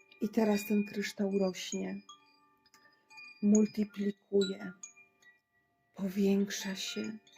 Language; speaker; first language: Polish; native; Polish